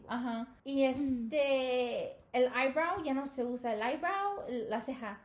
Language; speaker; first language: Spanish; early bilingual, heritage; Spanish